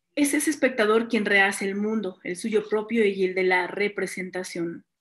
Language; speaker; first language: Spanish; native; Spanish